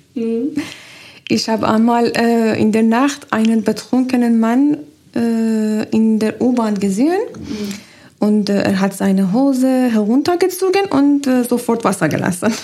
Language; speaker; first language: German; non-native, fluent; Persian